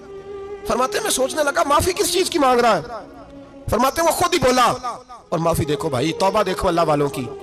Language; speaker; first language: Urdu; non-native, local second language; Punjabi